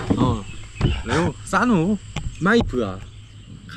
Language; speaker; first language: Thai; non-native, learner; Korean